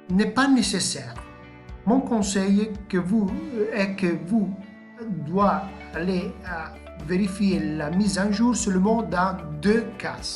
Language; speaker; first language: French; non-native, fluent; Italian